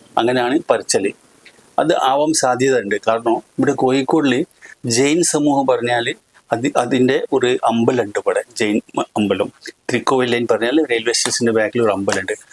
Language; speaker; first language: Malayalam; non-native, local second language; Gujarati